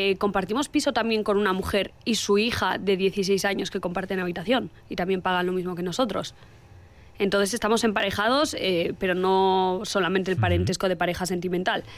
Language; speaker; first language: Spanish; early bilingual, other home language; Arabic